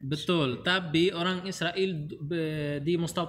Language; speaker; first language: Indonesian; non-native, learner; Arabic